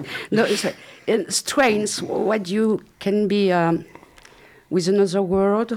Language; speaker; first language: English; non-native, learner; French